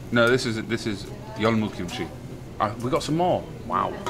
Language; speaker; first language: English; native; English